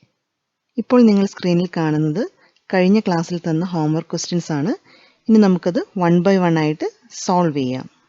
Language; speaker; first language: Malayalam; native; Malayalam